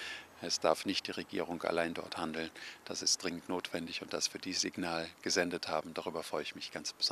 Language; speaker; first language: German; native; German